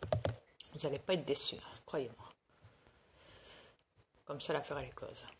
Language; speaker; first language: French; native; French